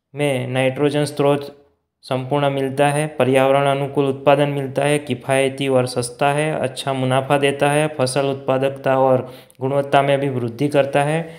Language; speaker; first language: Hindi; non-native, local second language; Gujarati